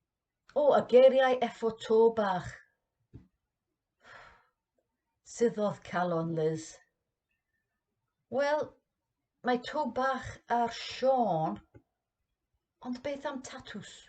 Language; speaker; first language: Welsh; non-native, learner; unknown